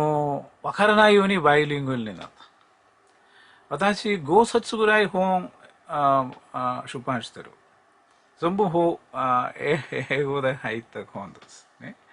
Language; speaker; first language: Japanese; non-native, learner; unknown